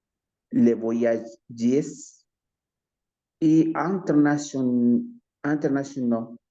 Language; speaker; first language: French; non-native, learner; Spanish